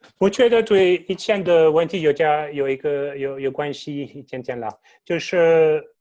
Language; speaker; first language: Chinese; non-native, fluent; French